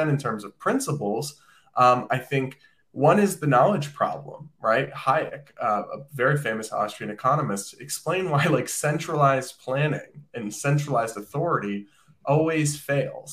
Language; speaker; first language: English; native; English